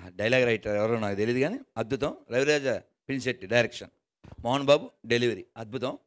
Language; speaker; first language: Telugu; native; Telugu